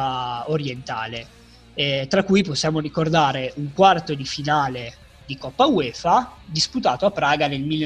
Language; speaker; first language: Italian; native; Italian